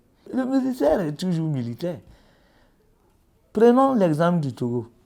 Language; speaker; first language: French; native; French